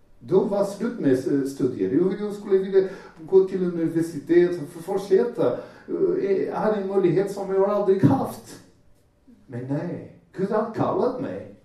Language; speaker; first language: Swedish; non-native, fluent; Portuguese